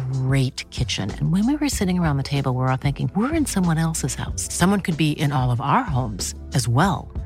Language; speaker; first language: English; native; English